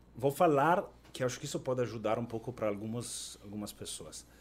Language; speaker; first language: Portuguese; non-native, fluent; Italian